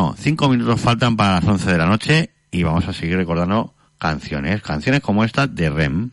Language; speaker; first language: Spanish; native; Spanish